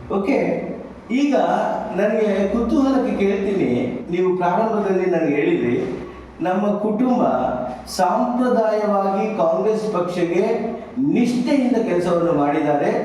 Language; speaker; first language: Kannada; native; Kannada